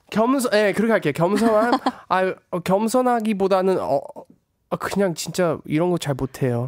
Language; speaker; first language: Korean; early bilingual, heritage; Korean